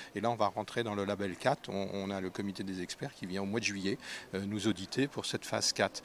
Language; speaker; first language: French; native; French